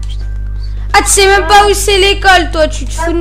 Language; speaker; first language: French; native; French